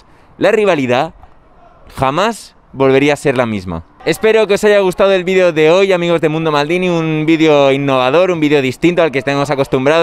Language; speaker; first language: Spanish; native; Spanish